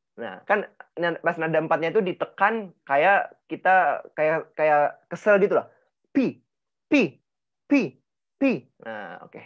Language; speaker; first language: Indonesian; native; Indonesian